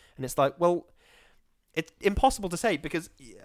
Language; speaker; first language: English; native; English